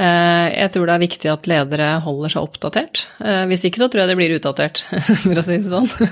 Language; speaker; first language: Norwegian; native; Norwegian